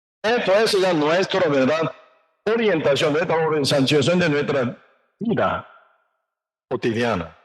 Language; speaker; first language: Spanish; non-native, learner; Korean